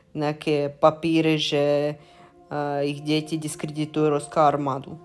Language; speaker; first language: Czech; non-native, fluent; Russian